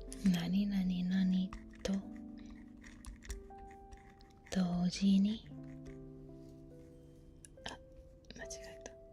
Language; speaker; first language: Japanese; non-native, learner; Spanish